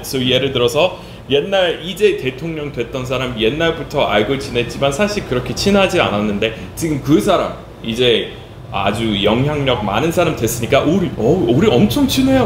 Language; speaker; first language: Korean; non-native, fluent; English